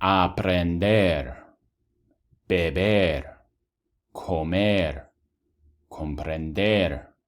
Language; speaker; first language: Spanish; non-native, fluent; English